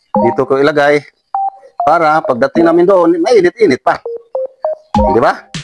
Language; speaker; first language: Filipino; non-native, local second language; Cebuano